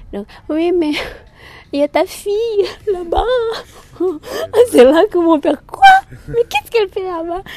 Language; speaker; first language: French; non-native, fluent; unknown